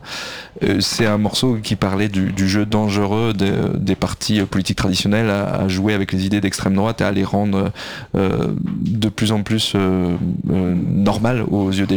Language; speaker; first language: French; native; French